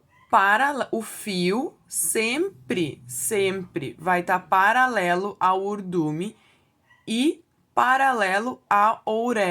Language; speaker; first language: Portuguese; native; Portuguese